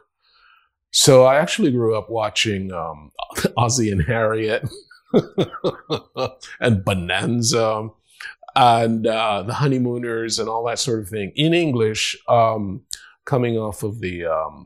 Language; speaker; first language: English; non-native, fluent; Spanish